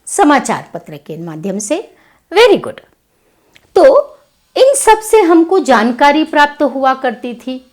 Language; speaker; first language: Hindi; non-native, local second language; Kannada